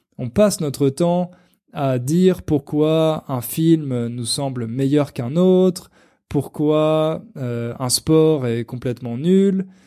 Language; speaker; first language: French; native; French